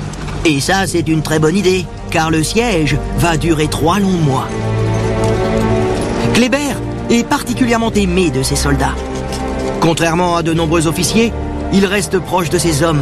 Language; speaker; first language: French; native; French